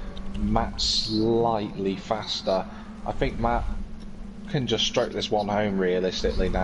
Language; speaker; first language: English; native; English